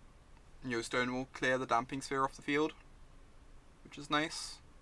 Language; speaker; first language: English; native; English